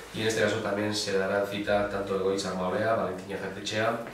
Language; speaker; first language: Spanish; non-native, local second language; Basque